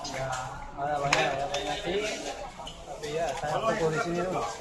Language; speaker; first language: Indonesian; non-native, learner; Spanish